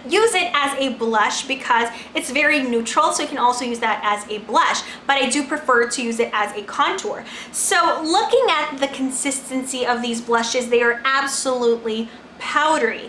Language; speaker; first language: English; non-native, local second language; Filipino